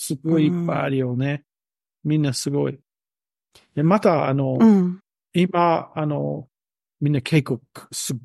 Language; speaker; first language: Japanese; non-native, learner; English